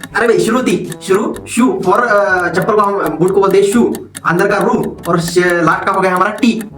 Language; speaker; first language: Hindi; non-native, local second language; Marathi